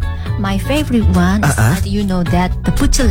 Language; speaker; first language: English; non-native, learner; Korean